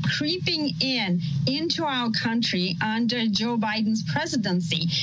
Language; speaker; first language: English; non-native, fluent; Russian